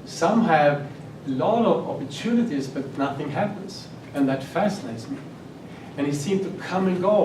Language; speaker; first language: English; non-native, fluent; Swedish